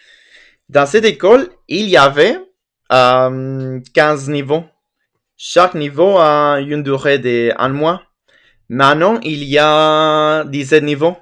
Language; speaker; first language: French; non-native, fluent; Spanish